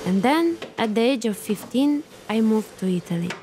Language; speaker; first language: English; non-native, fluent; Romanian